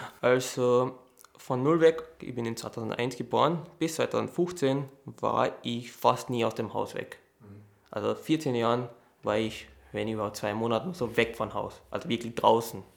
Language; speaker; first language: German; non-native, fluent; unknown